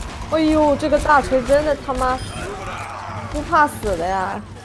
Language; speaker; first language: Chinese; early bilingual, heritage; Chinese